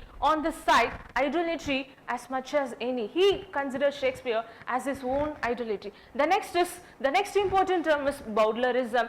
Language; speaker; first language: English; non-native, local second language; Tamil